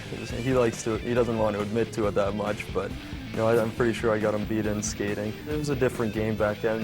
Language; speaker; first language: English; native; English